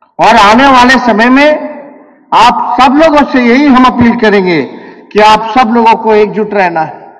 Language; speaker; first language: Hindi; native; Hindi